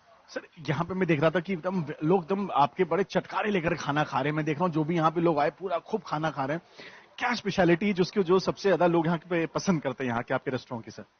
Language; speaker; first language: Hindi; native; Hindi